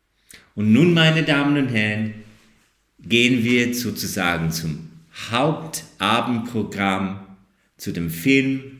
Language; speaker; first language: German; non-native, fluent; English